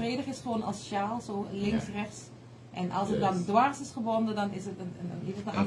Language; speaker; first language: Dutch; native; Dutch